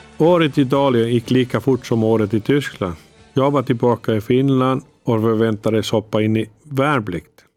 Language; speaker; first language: Swedish; non-native, fluent; Finnish